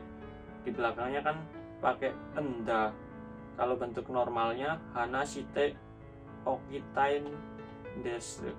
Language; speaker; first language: Indonesian; native; Indonesian